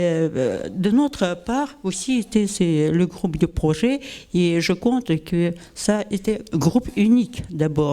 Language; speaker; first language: French; non-native, learner; Russian